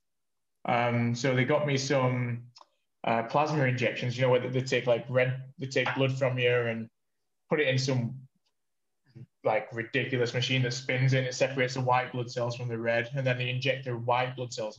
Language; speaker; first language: English; native; English